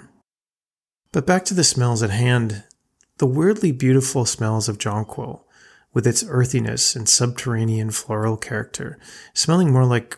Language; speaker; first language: English; native; English